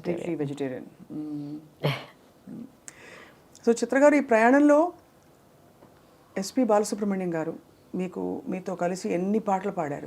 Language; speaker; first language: Telugu; native; Telugu